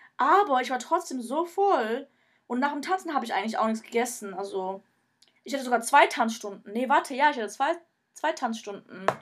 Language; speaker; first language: German; early bilingual, other home language; Turkish